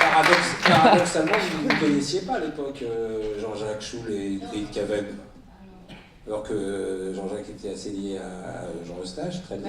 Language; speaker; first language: French; native; French